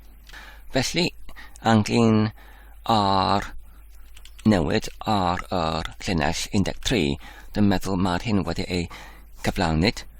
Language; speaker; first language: Welsh; non-native, learner; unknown